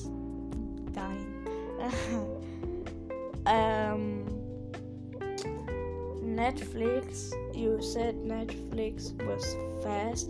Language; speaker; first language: English; non-native, fluent; German